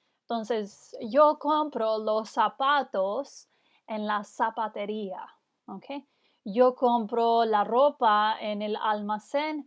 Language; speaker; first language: Spanish; non-native, fluent; English